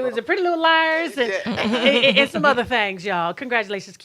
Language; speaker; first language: English; native; English